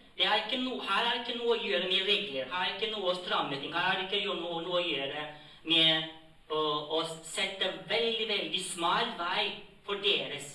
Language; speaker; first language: Norwegian; non-native, fluent; Tigrinya